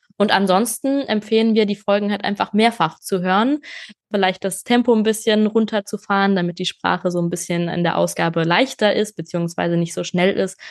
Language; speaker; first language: German; native; German